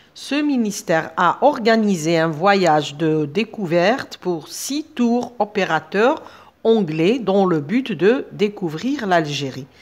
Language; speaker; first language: French; non-native, local second language; Arabic